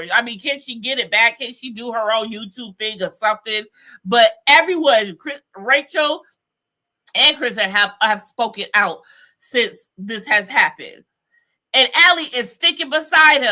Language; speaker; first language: English; native; English